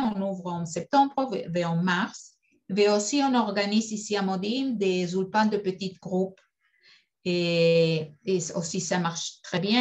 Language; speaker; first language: French; non-native, fluent; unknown